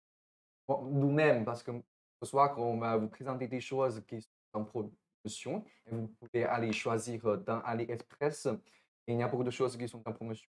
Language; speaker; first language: French; non-native, fluent; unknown